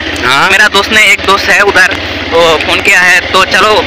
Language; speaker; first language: Hindi; non-native, local second language; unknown